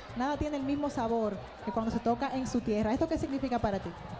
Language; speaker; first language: Spanish; native; Spanish